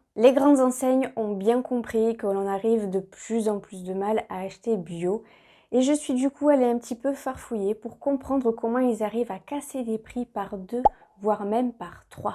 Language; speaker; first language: French; native; French